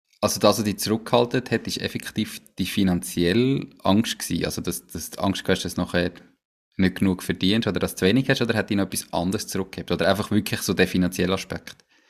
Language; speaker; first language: German; native; German